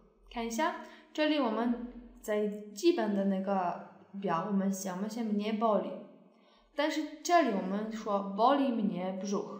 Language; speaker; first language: Chinese; non-native, fluent; Polish